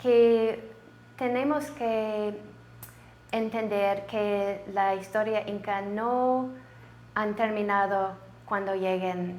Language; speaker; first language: Spanish; non-native, learner; English